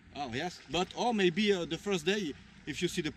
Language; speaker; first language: English; non-native, learner; French